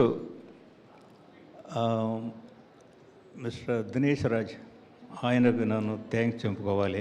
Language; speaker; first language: Telugu; non-native, learner; Tamil